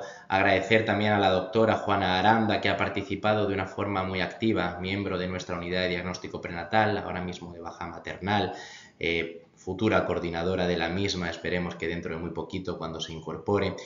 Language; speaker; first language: Spanish; native; Spanish